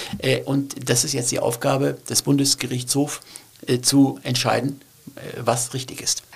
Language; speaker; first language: German; early bilingual, other home language; Turkish